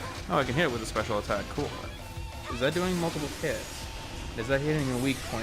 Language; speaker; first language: English; native; English